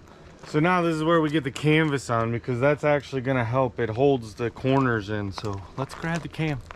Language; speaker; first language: English; native; English